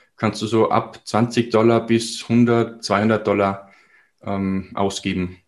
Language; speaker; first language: German; native; German